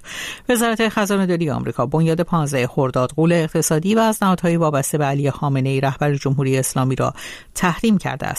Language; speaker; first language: Persian; native; Persian